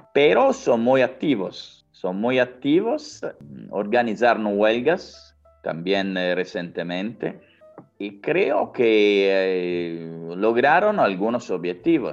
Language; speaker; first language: Spanish; non-native, fluent; Italian